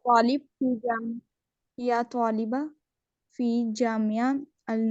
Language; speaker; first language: Arabic; non-native, learner; Urdu